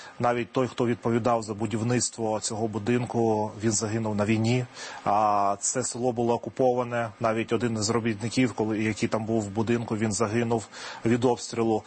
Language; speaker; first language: Ukrainian; native; Ukrainian